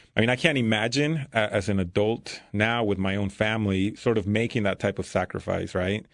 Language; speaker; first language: English; early bilingual, other home language; Spanish